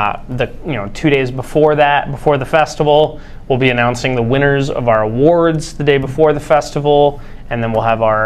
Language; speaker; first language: English; non-native, fluent; Spanish